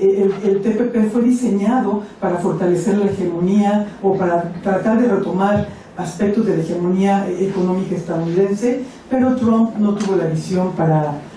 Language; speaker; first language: Spanish; native; Spanish